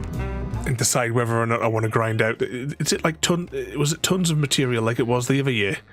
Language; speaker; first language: English; native; English